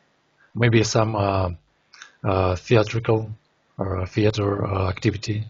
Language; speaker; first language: English; non-native, learner; Russian